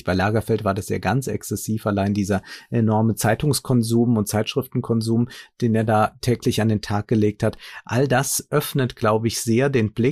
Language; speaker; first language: German; native; German